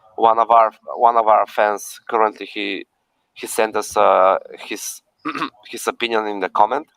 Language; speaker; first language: English; non-native, fluent; Bulgarian